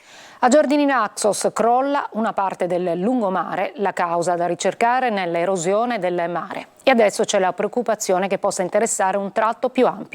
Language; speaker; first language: Italian; native; Italian